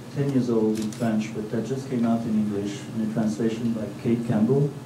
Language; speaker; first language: English; non-native, fluent; French